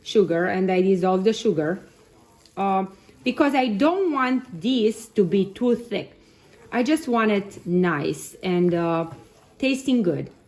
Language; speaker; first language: English; non-native, fluent; Romanian